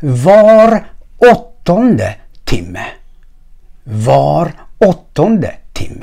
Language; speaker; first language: Swedish; non-native, fluent; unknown